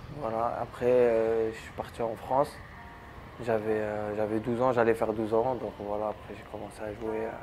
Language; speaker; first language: French; early bilingual, other home language; Arabic